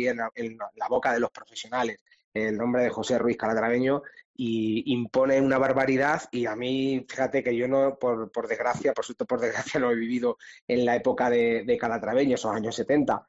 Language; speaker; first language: Spanish; native; Spanish